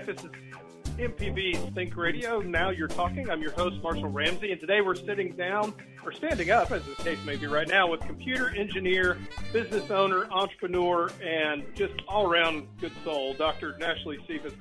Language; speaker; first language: English; native; English